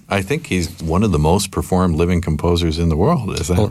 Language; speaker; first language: English; native; English